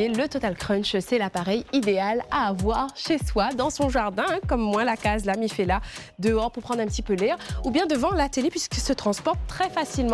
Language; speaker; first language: French; native; French